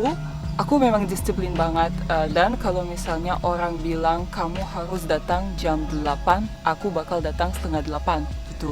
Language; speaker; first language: Indonesian; non-native, fluent; Russian